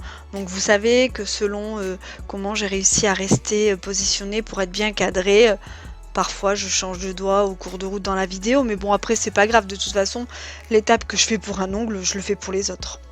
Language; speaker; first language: French; native; French